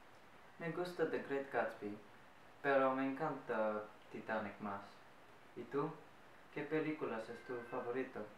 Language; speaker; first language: Spanish; non-native, learner; English